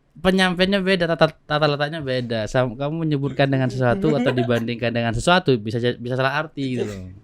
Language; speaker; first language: Indonesian; non-native, local second language; Madurese